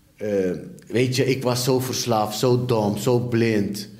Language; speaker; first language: Dutch; early bilingual, other home language; Papiamento